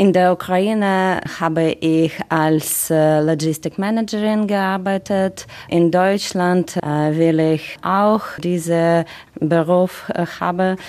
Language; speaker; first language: German; non-native, learner; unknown